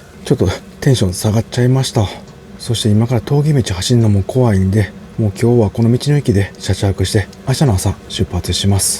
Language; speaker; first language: Japanese; native; Japanese